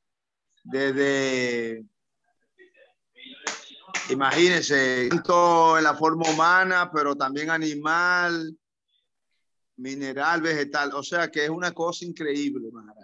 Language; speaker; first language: Spanish; native; Spanish